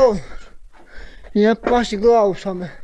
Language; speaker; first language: English; non-native, learner; Croatian